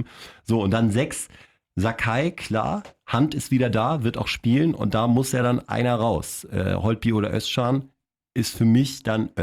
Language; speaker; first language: German; native; German